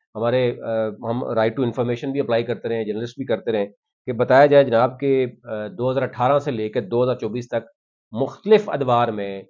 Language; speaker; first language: Urdu; non-native, local second language; Punjabi